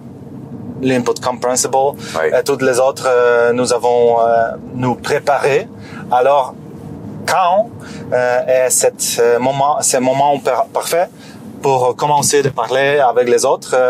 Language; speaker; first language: French; non-native, learner; Polish